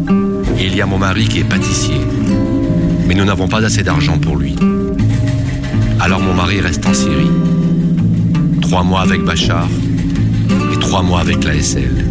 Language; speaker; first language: French; non-native, learner; Arabic